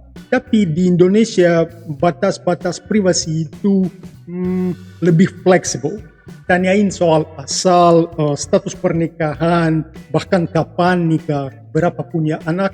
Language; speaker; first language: Indonesian; non-native, fluent; Russian